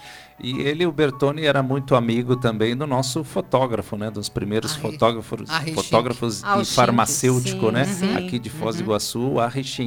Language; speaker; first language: Portuguese; native; Portuguese